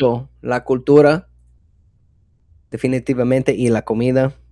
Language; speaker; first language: Spanish; non-native, fluent; English